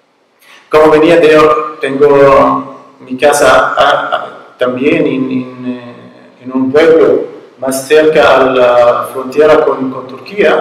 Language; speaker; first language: Spanish; non-native, learner; Arabic